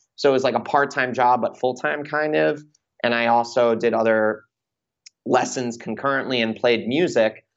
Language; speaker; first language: English; native; English